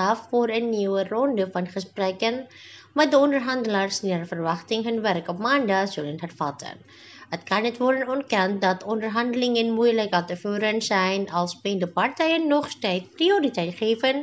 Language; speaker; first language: Dutch; non-native, fluent; Indonesian